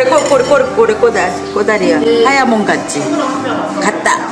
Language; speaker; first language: Japanese; non-native, fluent; Korean